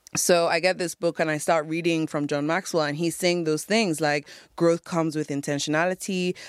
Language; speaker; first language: English; non-native, local second language; Yoruba